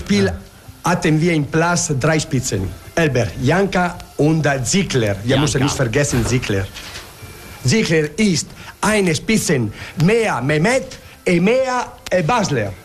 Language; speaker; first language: German; non-native, learner; Italian